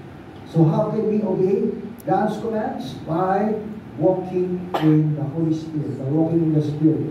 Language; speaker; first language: English; non-native, local second language; Filipino